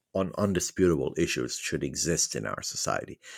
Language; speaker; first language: English; non-native, fluent; Arabic